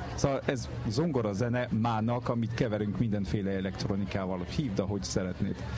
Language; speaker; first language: Hungarian; non-native, fluent; French